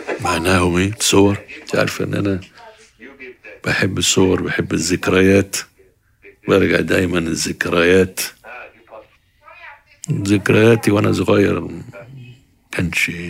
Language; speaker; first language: Arabic; native; Arabic